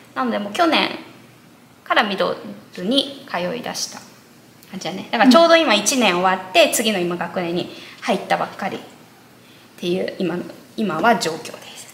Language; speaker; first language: Japanese; native; Japanese